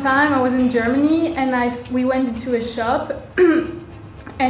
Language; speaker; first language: English; non-native, fluent; French